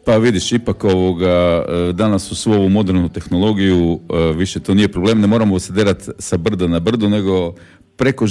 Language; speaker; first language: Serbian; native; Serbian